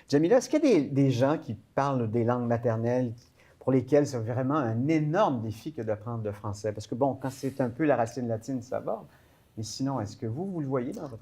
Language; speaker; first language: French; native; French